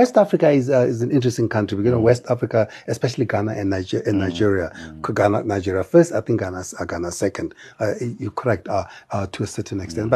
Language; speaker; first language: English; non-native, local second language; Tswana